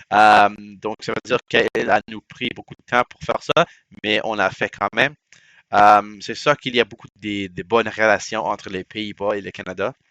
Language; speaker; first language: French; non-native, local second language; English